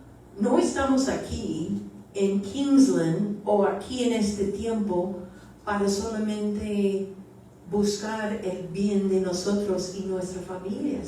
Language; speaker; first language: Spanish; early bilingual, heritage; Spanish